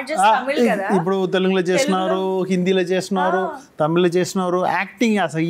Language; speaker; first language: Telugu; non-native, learner; Tamil